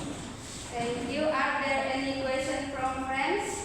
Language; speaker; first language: English; non-native, learner; Indonesian